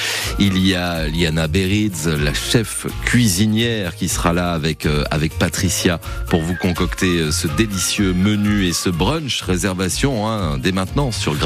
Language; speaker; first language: French; native; French